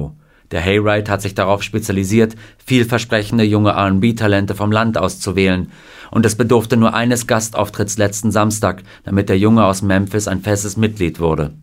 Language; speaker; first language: German; native; German